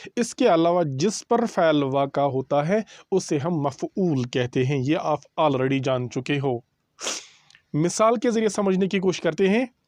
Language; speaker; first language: Urdu; non-native, local second language; Kashmiri